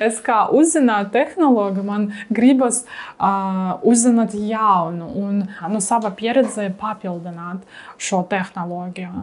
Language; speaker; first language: Latvian; non-native, learner; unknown